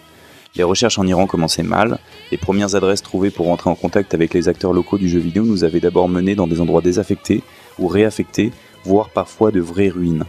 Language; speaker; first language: French; native; French